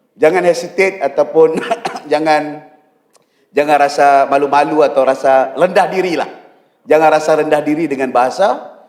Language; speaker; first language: Malay; native; Malay